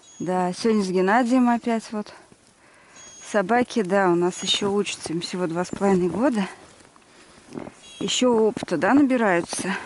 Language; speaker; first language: Russian; native; Russian